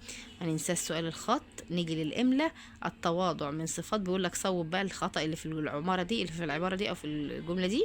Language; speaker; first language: Arabic; native; Arabic